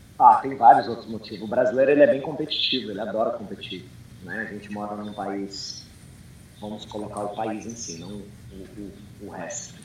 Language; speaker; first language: Portuguese; early bilingual, heritage; Portuguese